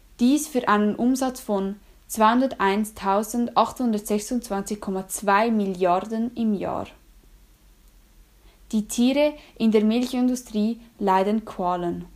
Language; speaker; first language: German; native; German